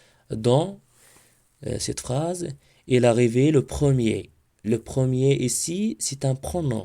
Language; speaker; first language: French; non-native, local second language; Arabic